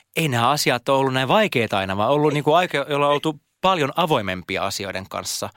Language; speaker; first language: Finnish; non-native, local second language; Swedish